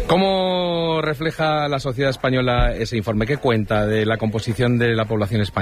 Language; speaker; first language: Spanish; native; Spanish